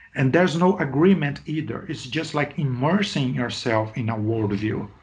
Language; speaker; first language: English; non-native, fluent; Portuguese